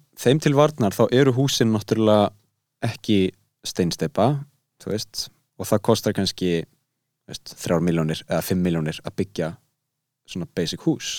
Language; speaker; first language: Icelandic; native; Icelandic